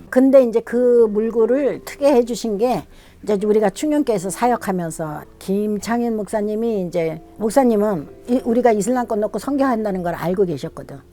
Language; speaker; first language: Korean; native; Korean